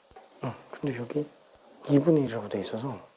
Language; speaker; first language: Korean; native; Korean